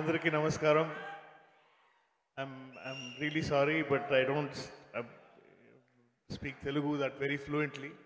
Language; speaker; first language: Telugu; non-native, learner; Tamil